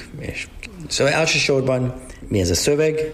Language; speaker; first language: Hungarian; non-native, learner; English